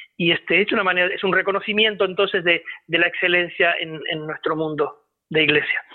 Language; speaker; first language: Spanish; native; Spanish